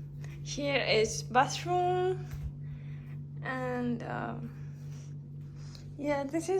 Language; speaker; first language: English; non-native, learner; Russian